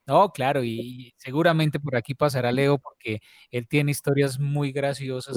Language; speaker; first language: Spanish; native; Spanish